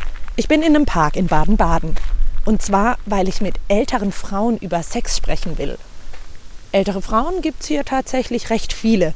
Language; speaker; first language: German; native; German